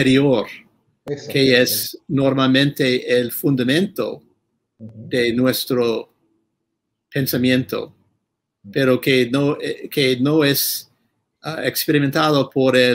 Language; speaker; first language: Spanish; non-native, fluent; English